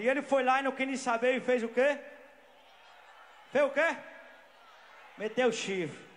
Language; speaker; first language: Portuguese; native; Portuguese